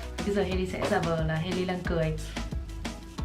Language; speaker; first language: Vietnamese; early bilingual, heritage; Vietnamese